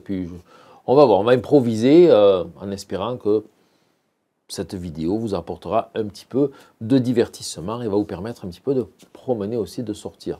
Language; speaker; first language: French; native; French